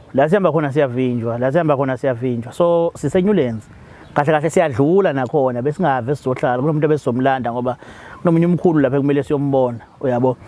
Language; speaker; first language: Zulu; native; Zulu